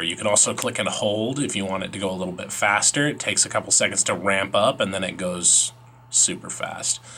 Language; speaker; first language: English; native; English